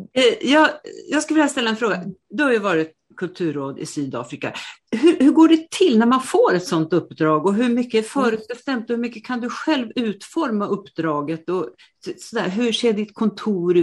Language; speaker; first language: Swedish; native; Swedish